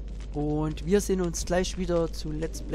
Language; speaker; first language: German; native; German